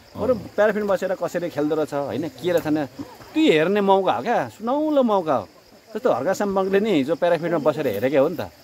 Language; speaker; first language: Nepali; native; Nepali